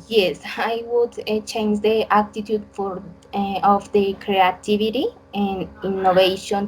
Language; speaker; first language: English; non-native, learner; Spanish